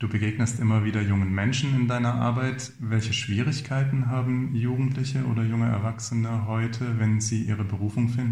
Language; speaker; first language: German; native; German